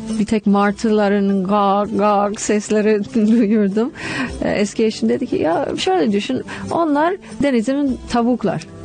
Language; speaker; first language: Turkish; non-native, fluent; English